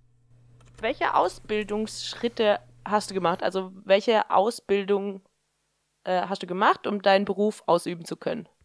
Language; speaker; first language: German; native; German